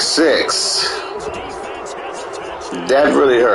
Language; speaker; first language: English; native; English